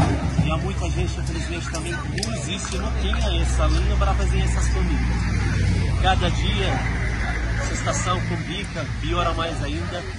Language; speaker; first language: Portuguese; non-native, fluent; Arabic